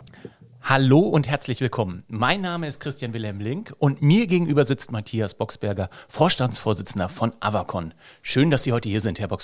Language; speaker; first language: German; native; German